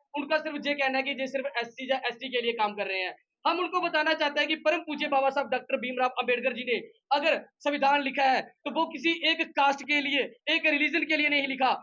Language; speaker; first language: Hindi; non-native, local second language; Dogri